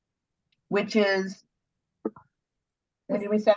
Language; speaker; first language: English; native; English